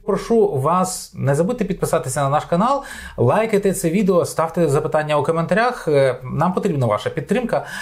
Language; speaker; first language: Ukrainian; native; Ukrainian